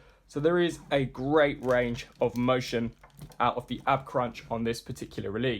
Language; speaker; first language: English; native; English